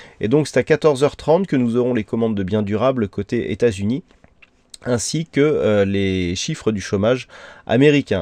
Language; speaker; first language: French; native; French